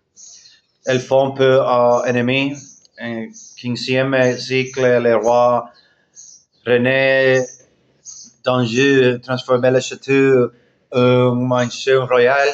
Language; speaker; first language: French; non-native, learner; Spanish